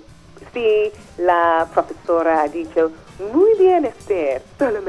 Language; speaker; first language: Spanish; non-native, fluent; English